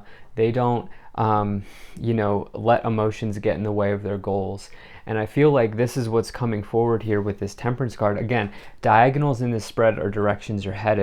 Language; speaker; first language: English; native; English